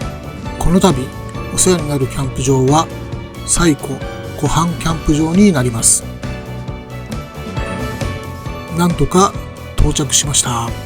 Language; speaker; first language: Japanese; native; Japanese